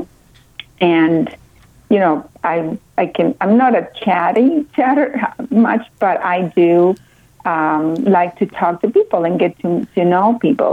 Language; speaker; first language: English; non-native, fluent; Spanish